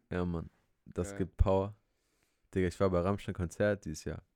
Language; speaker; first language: German; native; German